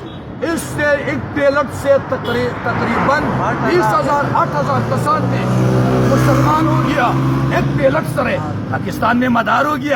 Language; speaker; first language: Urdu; non-native, local second language; Pashto